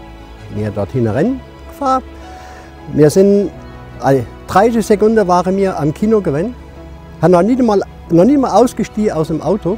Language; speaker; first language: German; non-native, fluent; French